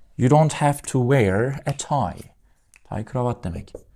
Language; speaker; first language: English; non-native, fluent; Turkish